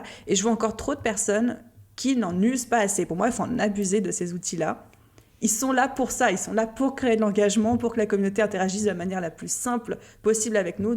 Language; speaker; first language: French; native; French